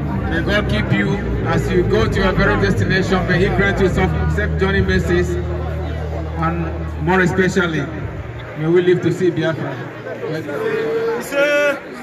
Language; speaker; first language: English; non-native, local second language; Igbo